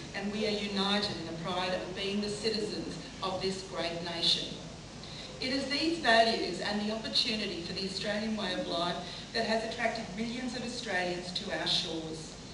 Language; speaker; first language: English; native; English